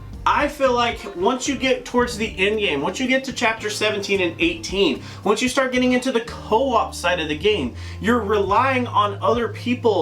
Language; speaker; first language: English; native; English